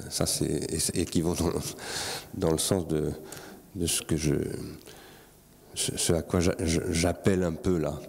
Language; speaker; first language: French; native; French